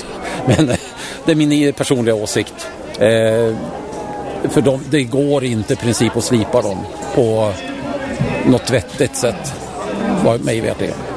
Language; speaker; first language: Swedish; native; Swedish